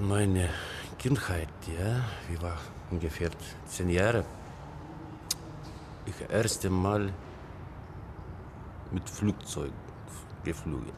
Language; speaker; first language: German; non-native, learner; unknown